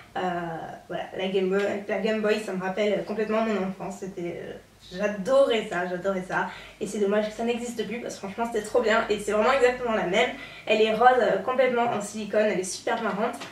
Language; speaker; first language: French; native; French